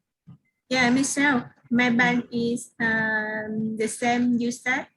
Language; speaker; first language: English; non-native, learner; Vietnamese